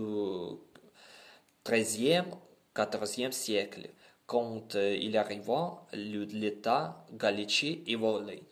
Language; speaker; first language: French; non-native, learner; Ukrainian